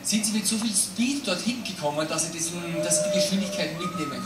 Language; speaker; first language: German; native; German